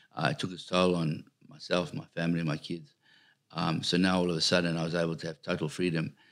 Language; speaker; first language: English; native; English